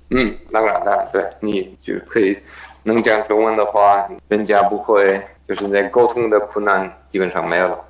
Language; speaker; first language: Chinese; non-native, fluent; German